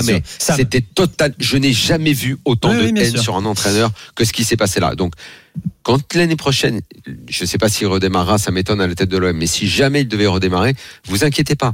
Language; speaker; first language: French; native; French